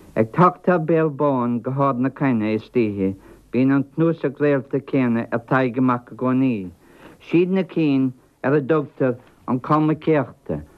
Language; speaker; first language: Irish; non-native, local second language; English